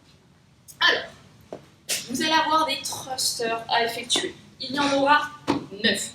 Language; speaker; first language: French; native; French